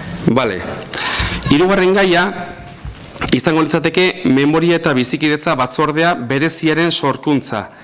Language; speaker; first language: Basque; native; Basque